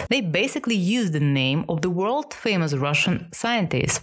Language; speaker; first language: English; non-native, fluent; Russian